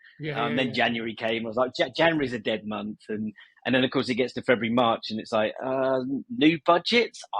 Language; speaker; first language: English; native; English